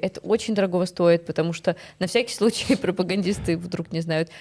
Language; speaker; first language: Russian; native; Russian